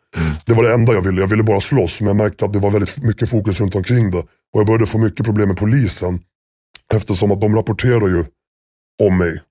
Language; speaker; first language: Swedish; native; Swedish